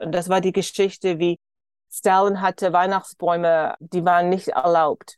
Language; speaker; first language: German; early bilingual, heritage; German